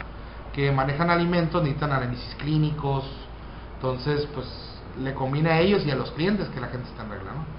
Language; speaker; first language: Spanish; native; Spanish